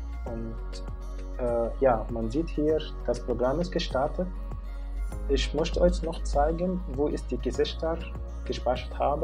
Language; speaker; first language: German; non-native, fluent; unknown